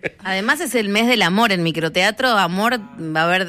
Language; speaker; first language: Spanish; native; Spanish